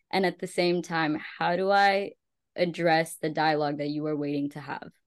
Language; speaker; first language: English; early bilingual, other home language; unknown